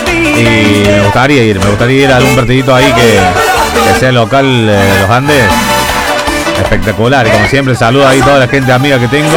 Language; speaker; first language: Spanish; native; Spanish